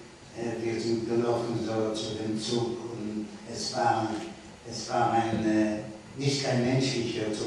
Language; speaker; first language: German; non-native, learner; Yiddish